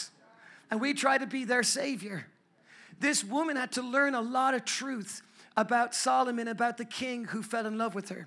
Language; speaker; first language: English; native; English